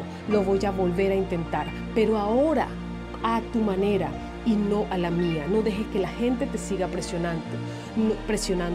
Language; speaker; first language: Spanish; native; Spanish